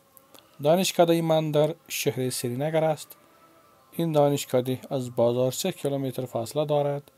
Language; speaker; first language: Persian; non-native, fluent; Urdu